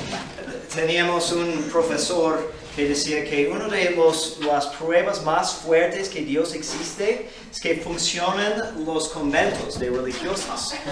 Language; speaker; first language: Spanish; non-native, fluent; English